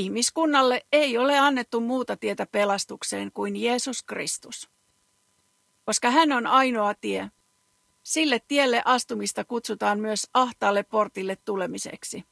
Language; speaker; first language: Finnish; native; Finnish